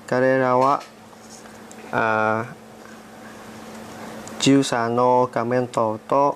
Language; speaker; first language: Japanese; non-native, learner; Vietnamese